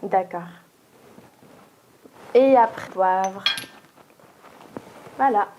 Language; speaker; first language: French; non-native, local second language; Arabic